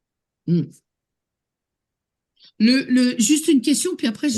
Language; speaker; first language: French; native; French